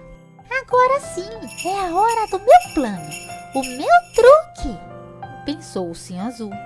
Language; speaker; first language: Portuguese; native; Portuguese